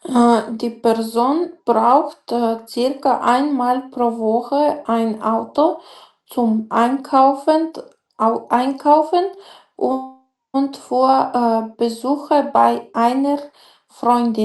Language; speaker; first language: German; non-native, learner; Macedonian